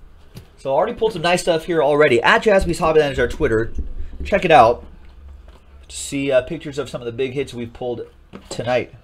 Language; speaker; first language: English; native; English